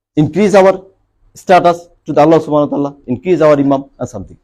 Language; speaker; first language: English; non-native, local second language; Bangla